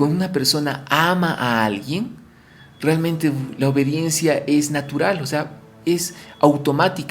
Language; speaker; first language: Spanish; native; Spanish